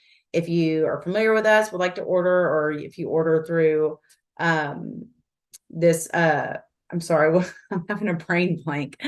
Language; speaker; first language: English; native; English